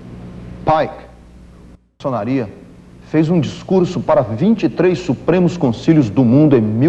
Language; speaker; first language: Portuguese; native; Portuguese